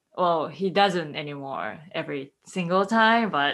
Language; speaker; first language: English; non-native, fluent; Japanese